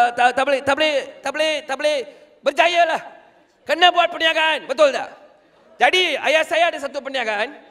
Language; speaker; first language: Malay; non-native, local second language; Tamil